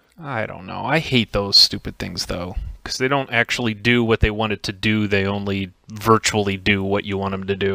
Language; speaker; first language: English; native; English